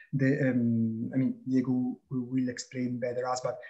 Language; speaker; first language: English; non-native, fluent; Italian